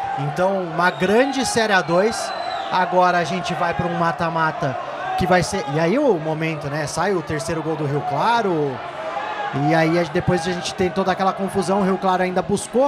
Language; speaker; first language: Portuguese; native; Portuguese